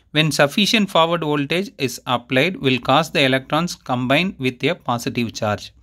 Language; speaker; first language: English; non-native, local second language; Tamil